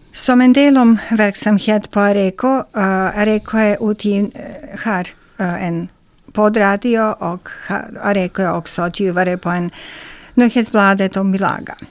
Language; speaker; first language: Swedish; native; Swedish